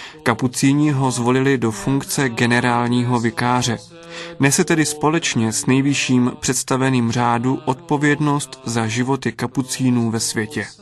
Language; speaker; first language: Czech; native; Czech